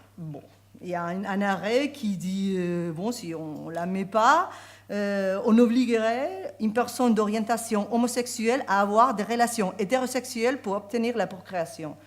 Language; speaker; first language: French; non-native, fluent; Spanish